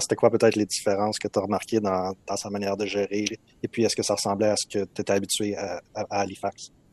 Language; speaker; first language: French; native; French